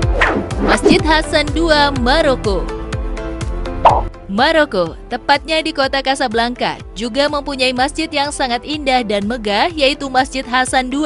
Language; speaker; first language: Indonesian; native; Indonesian